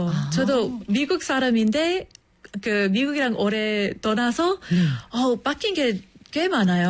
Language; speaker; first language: Korean; non-native, fluent; English